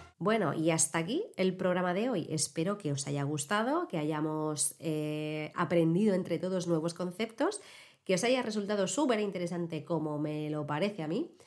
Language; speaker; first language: Spanish; native; Spanish